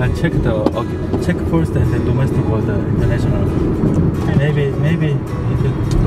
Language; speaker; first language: English; non-native, learner; Korean